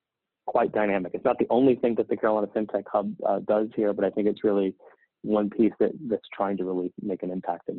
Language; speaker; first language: English; native; English